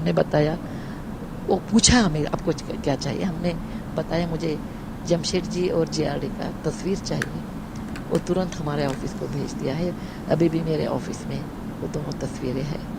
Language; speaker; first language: Hindi; non-native, local second language; Kannada